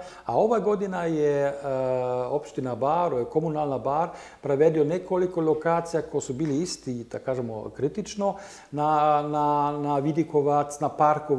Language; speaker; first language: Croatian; non-native, learner; German